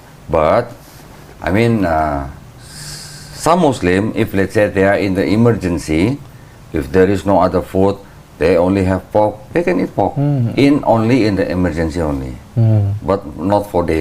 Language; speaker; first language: English; non-native, fluent; Indonesian